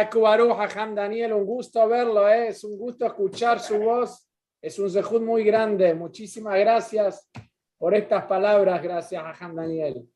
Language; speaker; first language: Spanish; native; Spanish